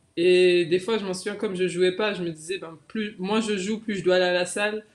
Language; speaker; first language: French; native; French